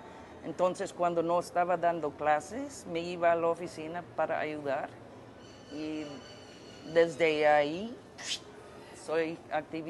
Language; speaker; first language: Spanish; non-native, fluent; English